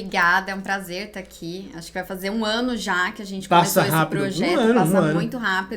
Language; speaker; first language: Portuguese; native; Portuguese